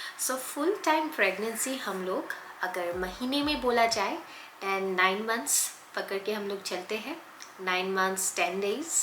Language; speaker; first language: Hindi; non-native, local second language; Assamese